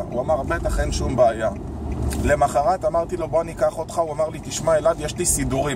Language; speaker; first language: Hebrew; native; Hebrew